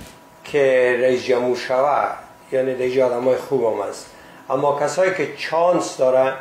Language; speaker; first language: Persian; native; Persian